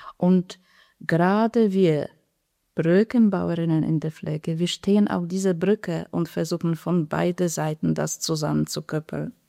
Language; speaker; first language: German; non-native, fluent; Polish